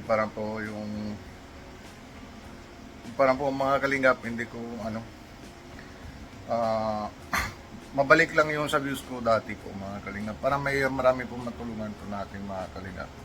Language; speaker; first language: Filipino; non-native, local second language; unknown